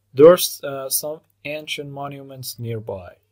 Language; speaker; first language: English; non-native, fluent; Persian